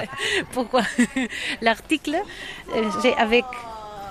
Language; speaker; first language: French; non-native, learner; Catalan